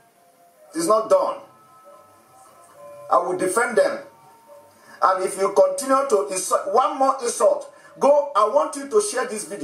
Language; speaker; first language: English; non-native, local second language; Igbo